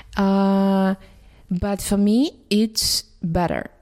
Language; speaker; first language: English; non-native, fluent; Russian